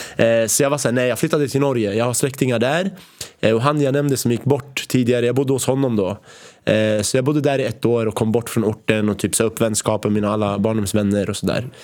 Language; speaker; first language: Swedish; early bilingual, other home language; Arabic